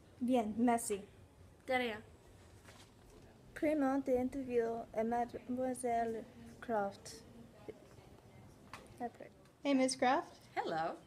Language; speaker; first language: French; non-native, learner; English